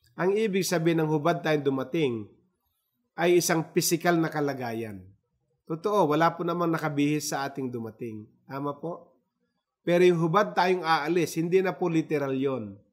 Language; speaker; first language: Filipino; native; Filipino